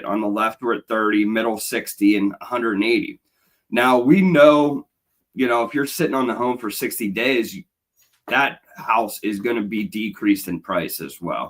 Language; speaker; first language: English; native; English